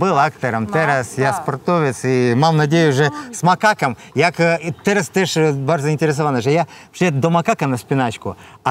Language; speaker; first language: Polish; non-native, learner; Russian